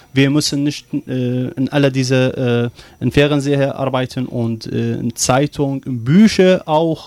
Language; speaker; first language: German; non-native, learner; Arabic